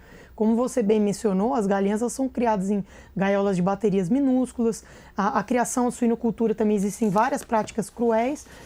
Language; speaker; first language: Portuguese; native; Portuguese